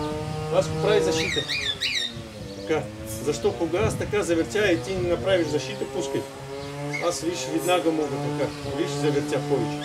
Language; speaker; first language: Bulgarian; non-native, learner; Russian